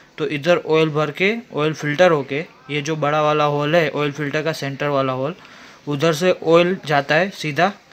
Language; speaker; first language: Hindi; native; Hindi